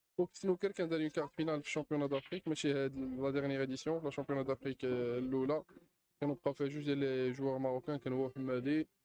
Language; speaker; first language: French; non-native, local second language; Arabic